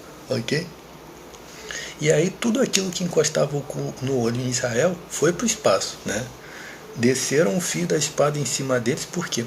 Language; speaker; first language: Portuguese; native; Portuguese